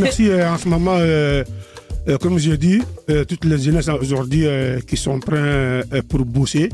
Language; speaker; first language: French; early bilingual, other home language; Soninke